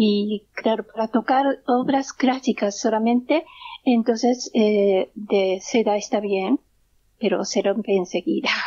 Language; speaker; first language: Spanish; non-native, learner; Japanese